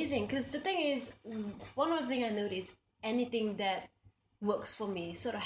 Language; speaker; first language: English; non-native, local second language; Indonesian